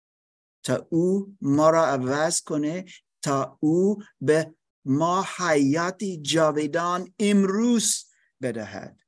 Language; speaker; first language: Persian; non-native, learner; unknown